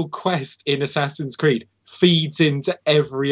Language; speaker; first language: English; native; English